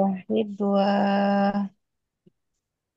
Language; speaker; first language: Arabic; non-native, learner; Indonesian